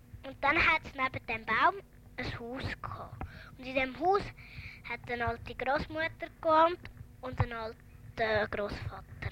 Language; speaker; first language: German; early bilingual, other home language; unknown